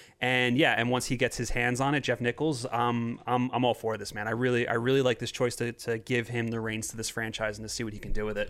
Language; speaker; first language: English; native; English